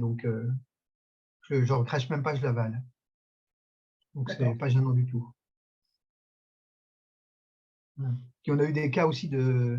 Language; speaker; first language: French; native; French